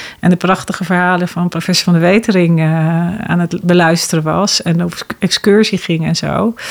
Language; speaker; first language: Dutch; native; Dutch